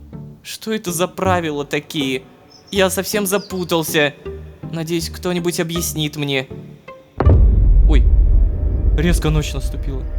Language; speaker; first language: Russian; native; Russian